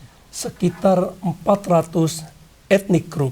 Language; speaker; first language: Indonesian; non-native, local second language; Javanese